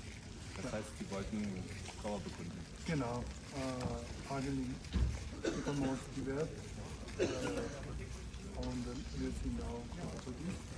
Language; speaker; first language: German; non-native, learner; Tibetan